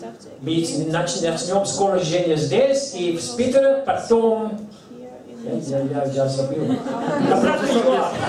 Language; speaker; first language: Russian; non-native, learner; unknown